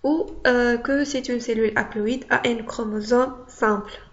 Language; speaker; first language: French; non-native, local second language; Arabic